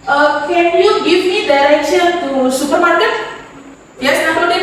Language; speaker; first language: English; non-native, fluent; Indonesian